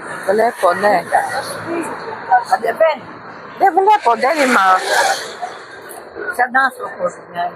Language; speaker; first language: Greek; non-native, learner; Armenian